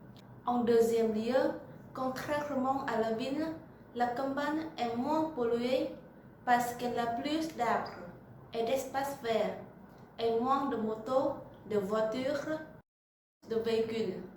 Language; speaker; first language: French; non-native, learner; Vietnamese